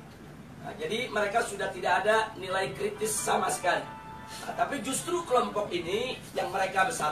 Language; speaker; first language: Indonesian; native; Indonesian